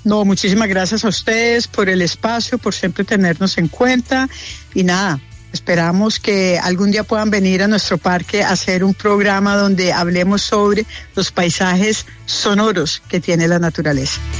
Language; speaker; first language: Spanish; native; Spanish